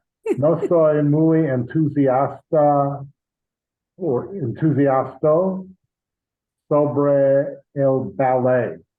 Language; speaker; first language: Spanish; non-native, learner; English